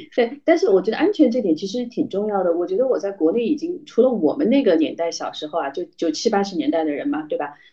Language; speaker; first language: Chinese; native; Chinese